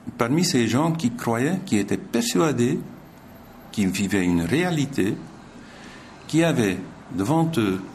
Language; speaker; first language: French; native; French